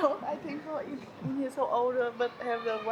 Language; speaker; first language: English; non-native, learner; Chinese